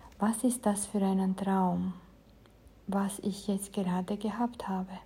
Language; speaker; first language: German; non-native, fluent; Romanian